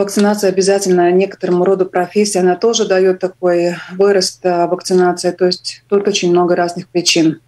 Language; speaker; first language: Russian; non-native, local second language; Latvian